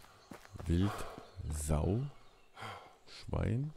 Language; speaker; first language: German; native; German